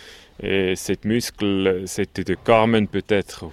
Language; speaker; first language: French; non-native, local second language; German